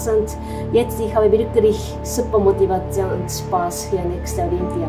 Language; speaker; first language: German; non-native, learner; Japanese